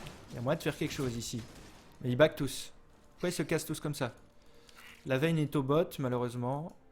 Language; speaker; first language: French; native; French